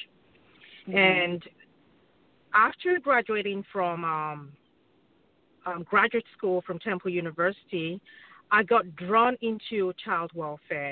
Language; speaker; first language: English; non-native, local second language; Yoruba